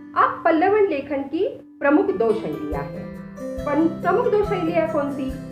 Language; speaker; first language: Hindi; non-native, local second language; Marathi